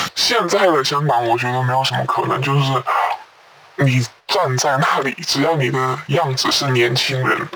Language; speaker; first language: Chinese; non-native, local second language; Cantonese